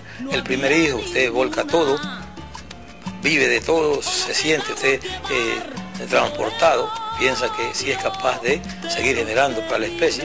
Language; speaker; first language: Spanish; native; Spanish